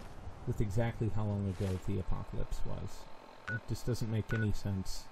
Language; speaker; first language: English; native; English